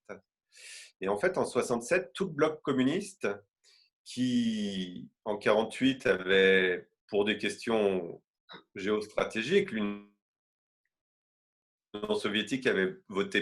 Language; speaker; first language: French; native; French